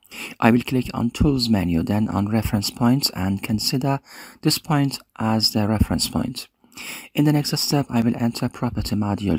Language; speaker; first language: English; non-native, fluent; Persian